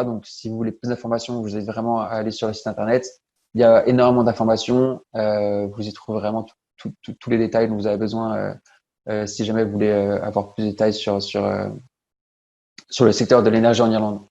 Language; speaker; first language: French; native; French